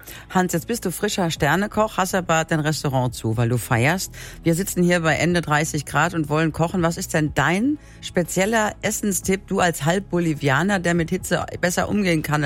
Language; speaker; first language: German; native; German